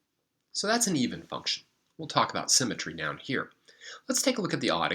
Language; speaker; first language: English; native; English